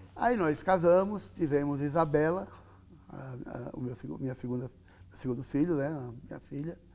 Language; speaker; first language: Portuguese; native; Portuguese